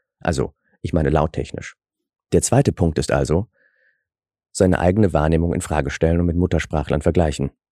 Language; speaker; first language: German; early bilingual, other home language; Russian